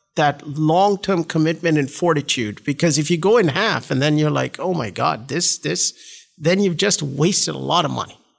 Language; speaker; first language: English; non-native, local second language; Malayalam